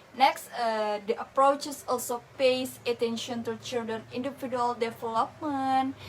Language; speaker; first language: English; non-native, learner; Indonesian